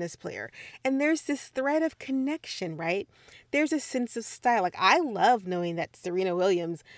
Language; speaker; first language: English; native; English